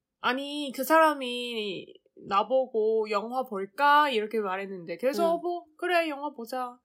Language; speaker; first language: Korean; non-native, learner; Chinese